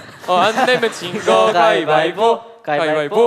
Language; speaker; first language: Korean; native; Korean